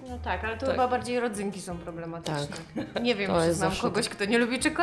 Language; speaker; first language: Polish; native; Polish